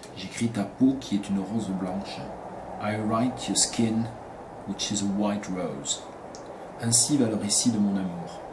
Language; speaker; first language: French; native; French